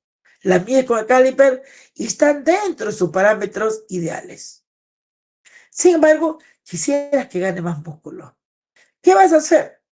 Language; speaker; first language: Spanish; native; Spanish